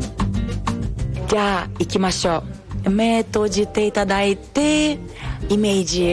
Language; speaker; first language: Japanese; non-native, fluent; Ukrainian